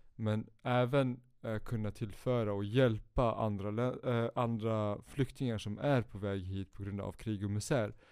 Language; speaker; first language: Swedish; early bilingual, other home language; Kurdish